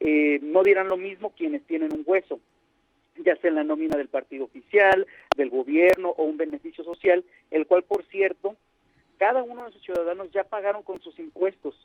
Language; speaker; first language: Spanish; native; Spanish